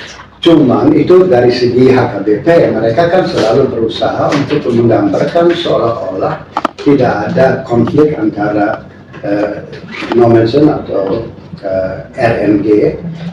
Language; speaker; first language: Indonesian; non-native, fluent; German